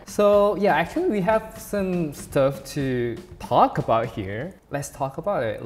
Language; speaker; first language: English; non-native, fluent; Indonesian